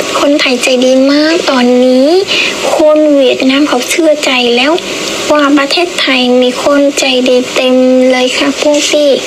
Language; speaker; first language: Thai; non-native, fluent; Vietnamese